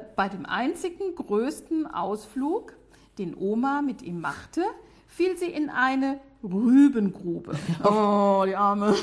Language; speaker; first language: German; native; German